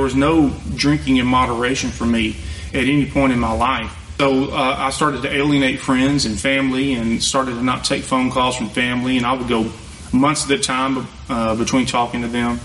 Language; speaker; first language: English; native; English